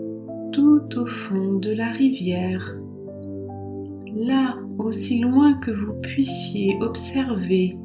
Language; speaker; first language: French; native; French